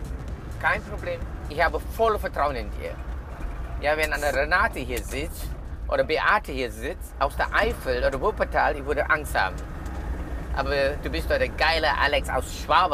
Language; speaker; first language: German; non-native, fluent; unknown